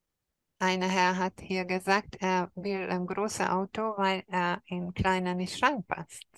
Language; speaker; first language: German; non-native, fluent; Hungarian